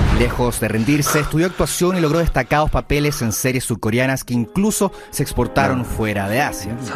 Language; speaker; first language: Spanish; native; Spanish